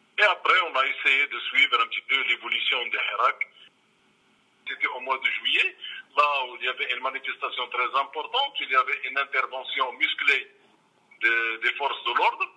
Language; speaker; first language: French; non-native, local second language; Arabic